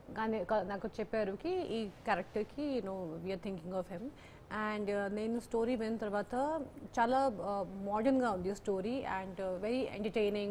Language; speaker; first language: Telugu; non-native, local second language; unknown